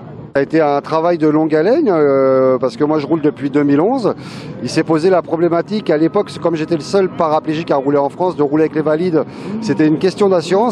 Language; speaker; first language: French; native; French